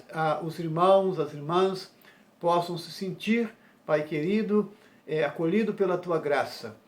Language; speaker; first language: Portuguese; native; Portuguese